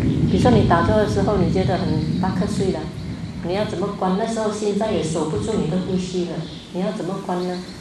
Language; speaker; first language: Chinese; native; Chinese